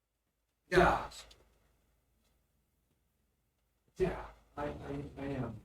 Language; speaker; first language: English; native; English